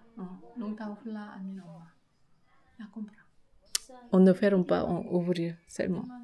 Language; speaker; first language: French; non-native, learner; Korean